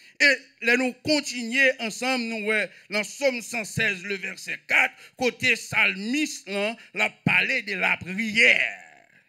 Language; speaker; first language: French; non-native, local second language; Haitian Creole